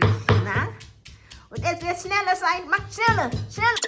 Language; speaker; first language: German; non-native, learner; Thai